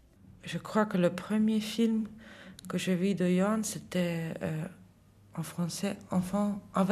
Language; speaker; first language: French; non-native, fluent; Dutch